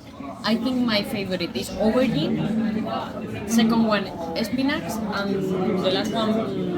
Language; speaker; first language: English; non-native, learner; Spanish